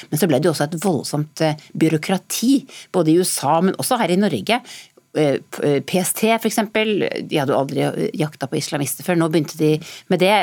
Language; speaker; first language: Norwegian; native; Norwegian